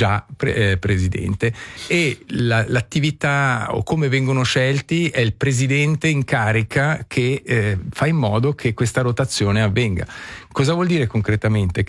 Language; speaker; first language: Italian; native; Italian